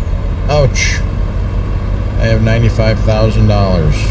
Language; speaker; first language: English; native; English